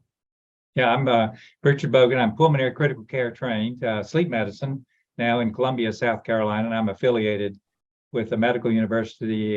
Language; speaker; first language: English; native; English